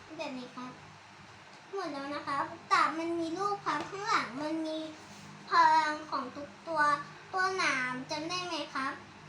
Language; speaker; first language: Thai; native; Thai